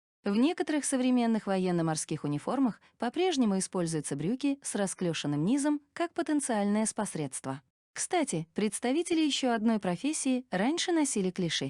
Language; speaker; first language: Russian; native; Russian